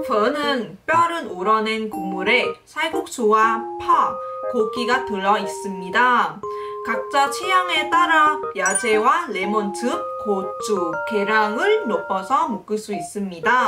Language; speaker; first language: Korean; non-native, local second language; Vietnamese